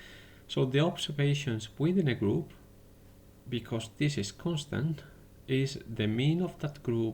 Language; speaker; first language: English; non-native, fluent; Spanish